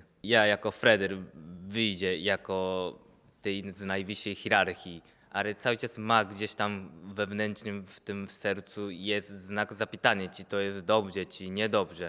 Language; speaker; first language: Polish; non-native, fluent; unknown